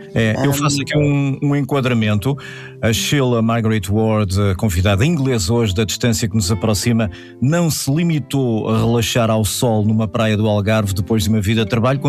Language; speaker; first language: Portuguese; native; Portuguese